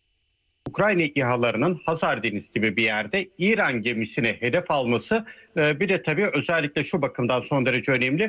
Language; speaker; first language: Turkish; native; Turkish